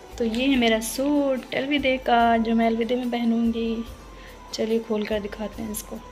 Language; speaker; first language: Hindi; native; Hindi